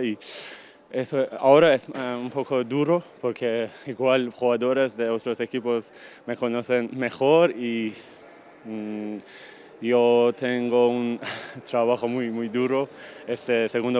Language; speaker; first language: Spanish; non-native, learner; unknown